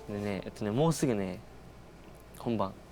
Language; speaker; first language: Japanese; native; Japanese